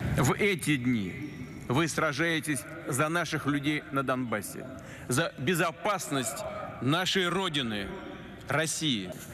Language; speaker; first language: Russian; native; Russian